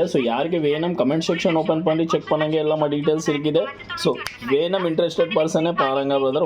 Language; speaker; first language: Tamil; non-native, learner; Kannada